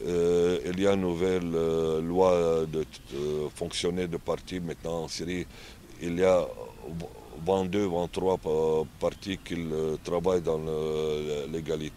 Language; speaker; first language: French; non-native, learner; Arabic